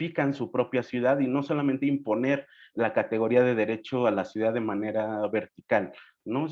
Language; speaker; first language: Spanish; native; Spanish